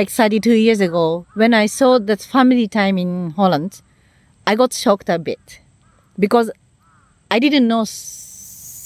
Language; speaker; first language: English; non-native, learner; Japanese